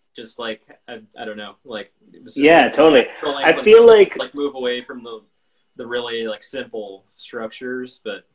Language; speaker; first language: English; native; English